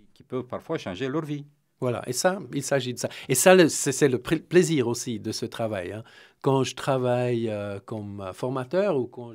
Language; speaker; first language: French; non-native, fluent; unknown